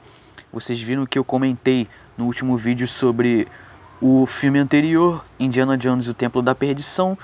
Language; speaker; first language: Portuguese; native; Portuguese